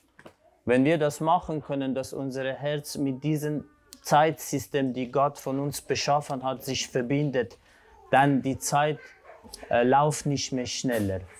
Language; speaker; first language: German; non-native, fluent; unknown